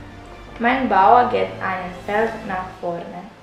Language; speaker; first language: German; non-native, learner; Croatian